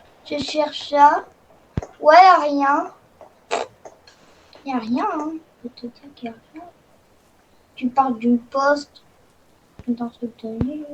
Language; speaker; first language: French; native; French